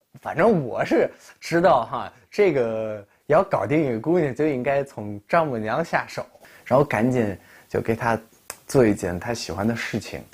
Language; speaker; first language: Chinese; non-native, fluent; Russian